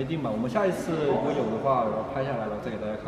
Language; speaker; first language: Chinese; native; Chinese